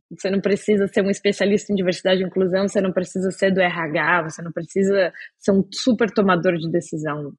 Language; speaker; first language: Portuguese; native; Portuguese